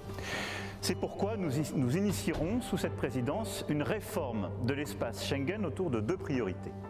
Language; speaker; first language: French; native; French